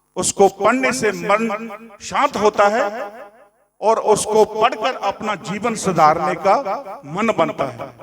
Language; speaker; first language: Hindi; non-native, local second language; Punjabi